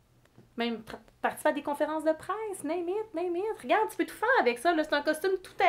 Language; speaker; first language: French; native; French